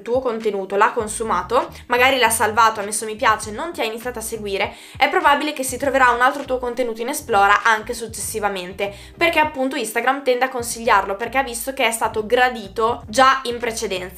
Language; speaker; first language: Italian; native; Italian